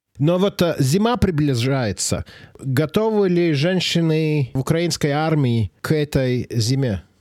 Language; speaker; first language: Russian; non-native, local second language; Latvian